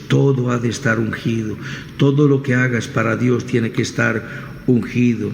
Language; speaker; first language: Spanish; native; Spanish